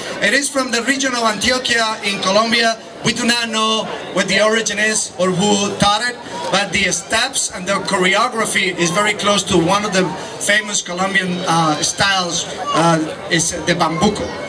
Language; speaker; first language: English; non-native, fluent; Spanish